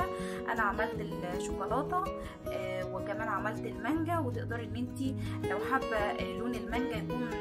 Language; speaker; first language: Arabic; native; Arabic